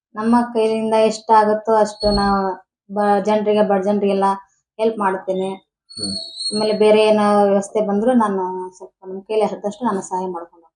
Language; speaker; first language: Kannada; native; Kannada